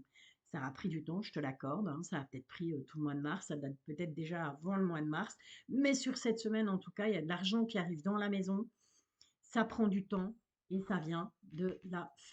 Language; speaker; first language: French; native; French